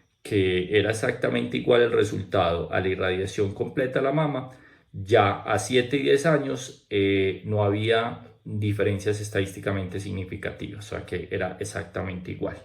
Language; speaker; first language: Spanish; native; Spanish